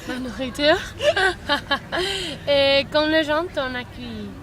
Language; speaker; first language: French; non-native, learner; Spanish